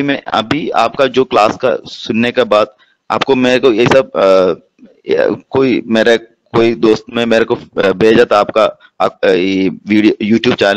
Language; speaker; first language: Hindi; non-native, local second language; Malayalam